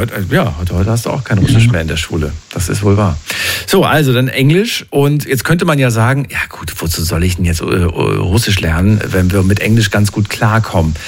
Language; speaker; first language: German; native; German